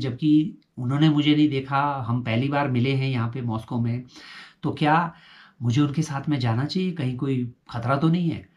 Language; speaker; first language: Hindi; native; Hindi